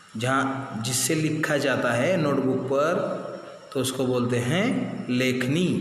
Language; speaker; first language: Hindi; non-native, local second language; Marathi